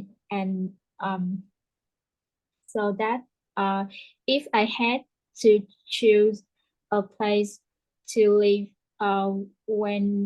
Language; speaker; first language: English; non-native, learner; Vietnamese